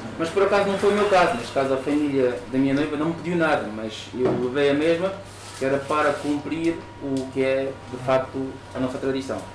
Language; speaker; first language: Portuguese; native; Portuguese